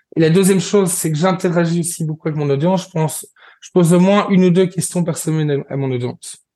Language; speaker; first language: French; native; French